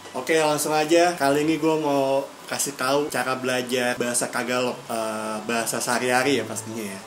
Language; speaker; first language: Indonesian; native; Indonesian